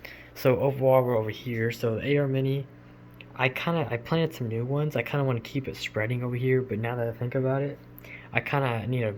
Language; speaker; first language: English; native; English